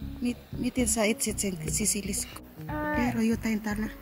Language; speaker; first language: Finnish; non-native, learner; Filipino